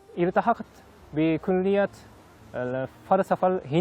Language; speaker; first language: Arabic; non-native, fluent; Japanese